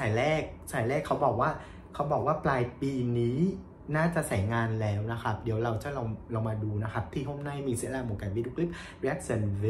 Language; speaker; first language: Thai; non-native, fluent; Vietnamese